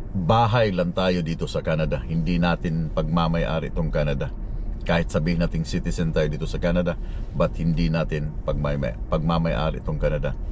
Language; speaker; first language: Filipino; native; Filipino